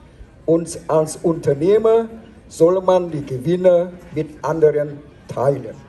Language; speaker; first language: German; non-native, fluent; Vietnamese